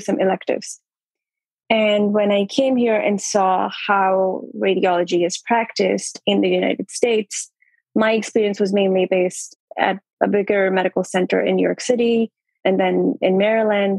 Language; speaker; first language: English; non-native, local second language; Urdu